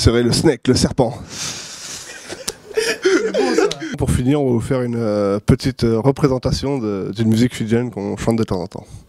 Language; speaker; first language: French; native; French